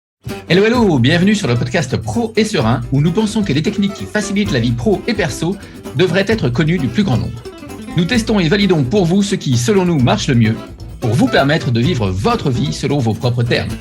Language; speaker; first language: French; native; French